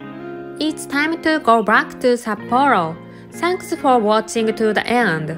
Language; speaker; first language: English; non-native, learner; Japanese